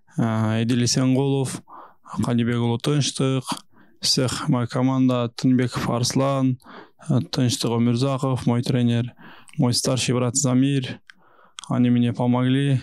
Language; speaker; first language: Russian; non-native, local second language; Kyrgyz